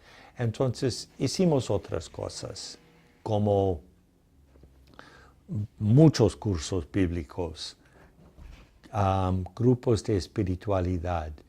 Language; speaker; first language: Spanish; non-native, fluent; English